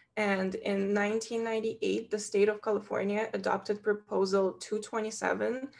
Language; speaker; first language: English; non-native, fluent; Ukrainian